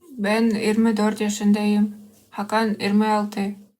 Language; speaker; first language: Turkish; non-native, learner; Russian